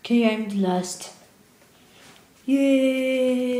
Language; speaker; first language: English; non-native, learner; Spanish